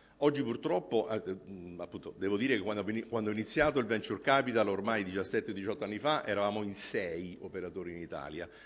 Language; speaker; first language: Italian; native; Italian